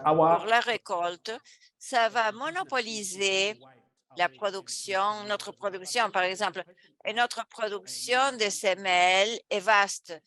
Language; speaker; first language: French; non-native, fluent; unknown